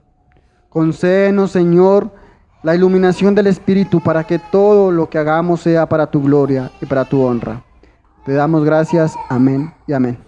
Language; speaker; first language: Spanish; native; Spanish